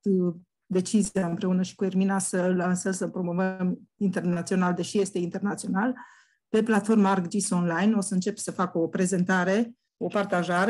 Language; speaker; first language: Romanian; native; Romanian